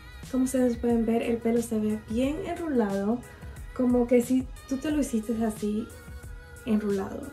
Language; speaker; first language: Spanish; early bilingual, heritage; Spanish